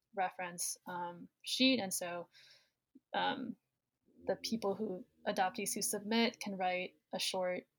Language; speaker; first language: English; native; English